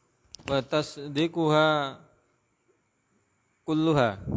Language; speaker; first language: Arabic; non-native, learner; Indonesian